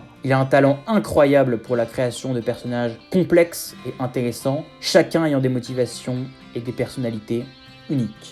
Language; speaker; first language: French; native; French